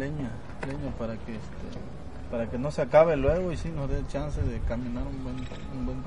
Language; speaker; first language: Spanish; native; Spanish